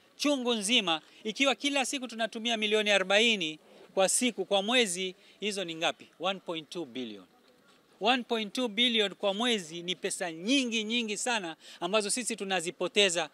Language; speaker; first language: Swahili; native; Swahili